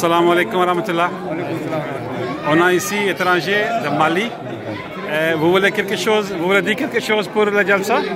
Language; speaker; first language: French; non-native, learner; Urdu